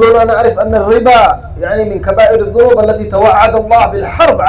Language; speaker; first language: Arabic; native; Arabic